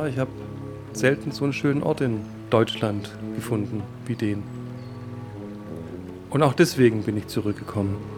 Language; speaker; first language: German; native; German